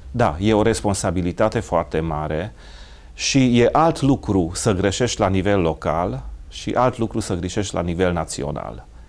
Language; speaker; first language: Romanian; non-native, local second language; Hungarian